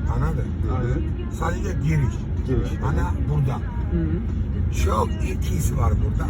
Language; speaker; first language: Turkish; non-native, learner; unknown